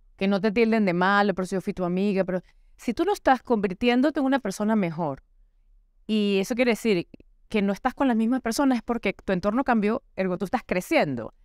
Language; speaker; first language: Spanish; native; Spanish